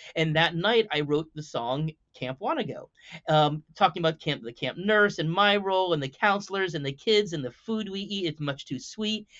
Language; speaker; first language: English; native; English